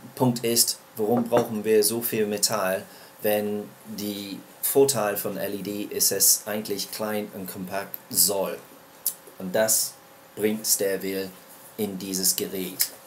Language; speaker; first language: German; non-native, learner; English